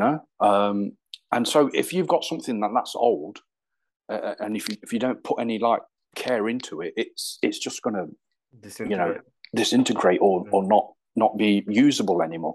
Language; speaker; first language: English; native; English